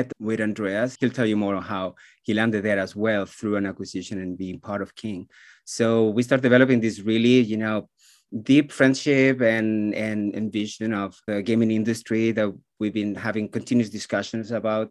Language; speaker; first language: English; non-native, fluent; Spanish